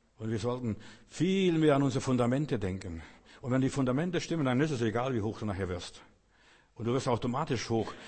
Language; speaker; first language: German; non-native, fluent; Russian